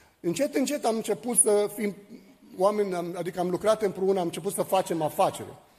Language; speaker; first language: Romanian; non-native, fluent; Arabic